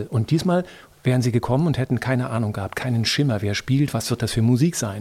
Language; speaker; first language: German; native; German